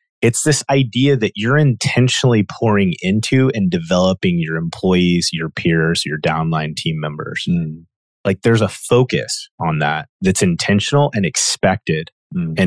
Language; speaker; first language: English; native; English